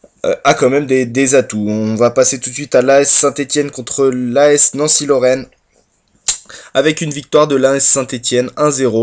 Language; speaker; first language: French; native; French